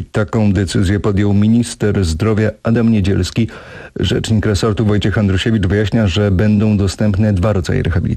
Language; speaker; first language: Polish; native; Polish